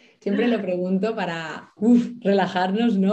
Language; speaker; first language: Spanish; native; Spanish